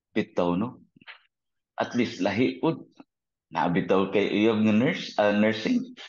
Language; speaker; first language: Cebuano; native; Cebuano